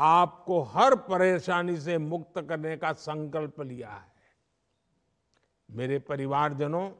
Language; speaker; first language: Hindi; non-native, local second language; Gujarati